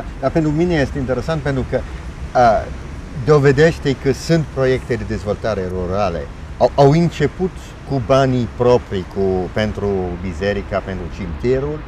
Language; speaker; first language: Romanian; non-native, fluent; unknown